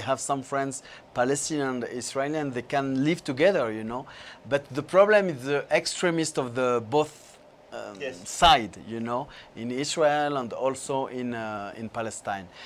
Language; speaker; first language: English; non-native, learner; French